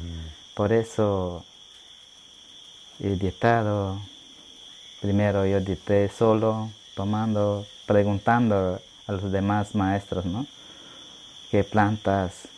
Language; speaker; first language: Spanish; non-native, local second language; Shipibo-Conibo